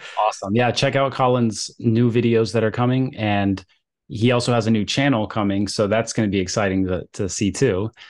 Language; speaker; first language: English; native; English